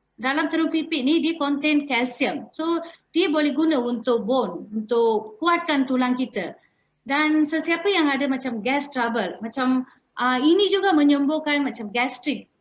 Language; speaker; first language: Malay; non-native, local second language; Tamil